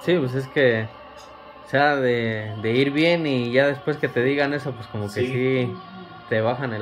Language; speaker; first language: Spanish; native; Spanish